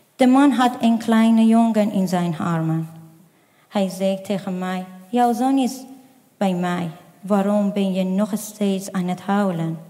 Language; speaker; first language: Dutch; non-native, fluent; Persian